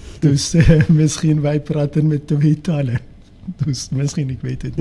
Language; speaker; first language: Dutch; non-native, learner; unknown